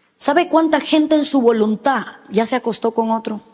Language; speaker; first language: Spanish; native; Spanish